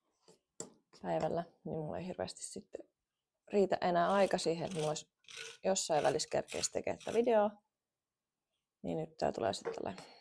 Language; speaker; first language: Finnish; native; Finnish